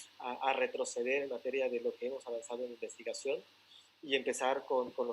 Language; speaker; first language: Spanish; native; Spanish